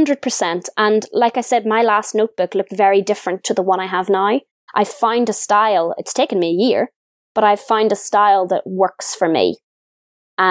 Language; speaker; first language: English; native; English